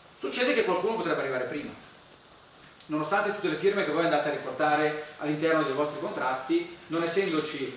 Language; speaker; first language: Italian; native; Italian